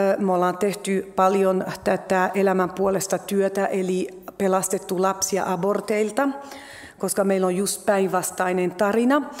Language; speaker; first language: Finnish; non-native, fluent; French